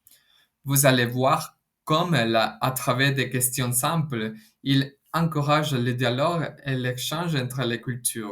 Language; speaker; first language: French; non-native, fluent; Spanish